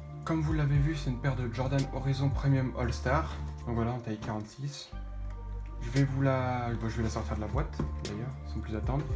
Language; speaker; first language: French; native; French